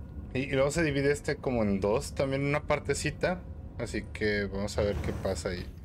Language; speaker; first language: Spanish; native; Spanish